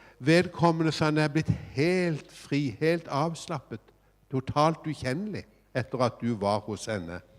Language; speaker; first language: Norwegian; native; Norwegian